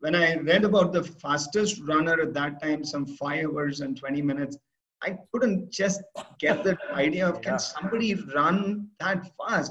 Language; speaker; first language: English; non-native, local second language; Tamil